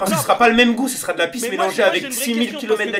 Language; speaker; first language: French; native; French